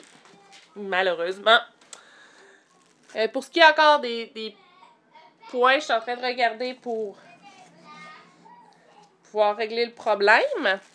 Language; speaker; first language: French; native; French